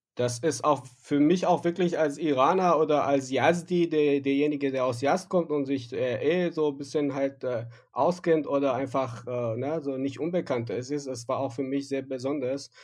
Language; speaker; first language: German; non-native, fluent; Persian